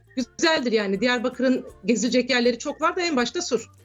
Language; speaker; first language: Turkish; native; Turkish